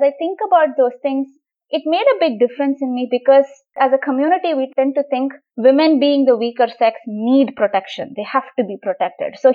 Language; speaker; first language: English; non-native, local second language; Tamil